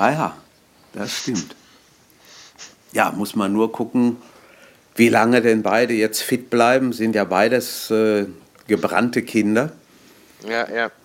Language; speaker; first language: German; native; German